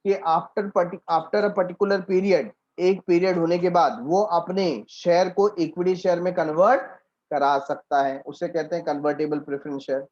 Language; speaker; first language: Hindi; native; Hindi